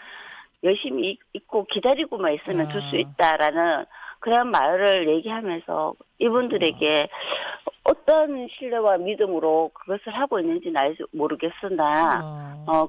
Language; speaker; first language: Korean; native; Korean